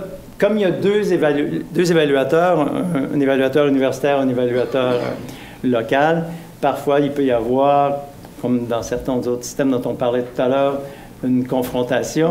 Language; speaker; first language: French; native; French